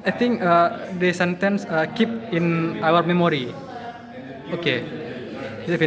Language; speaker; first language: English; non-native, learner; Indonesian